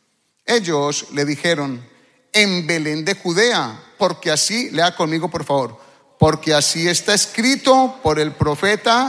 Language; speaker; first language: Spanish; native; Spanish